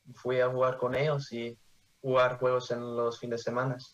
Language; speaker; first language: Spanish; early bilingual, heritage; Spanish